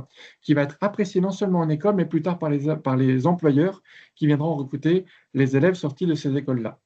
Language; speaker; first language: French; native; French